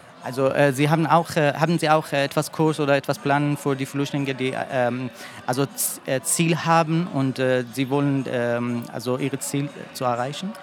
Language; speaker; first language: German; non-native, learner; Persian